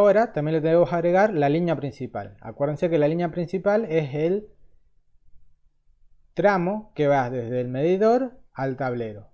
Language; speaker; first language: Spanish; native; Spanish